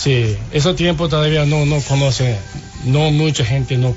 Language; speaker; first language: Spanish; non-native, learner; Japanese